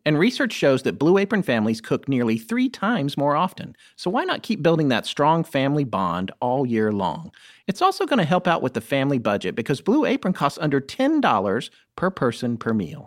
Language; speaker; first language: English; native; English